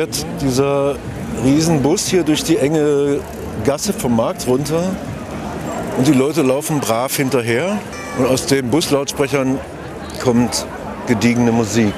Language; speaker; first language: German; native; German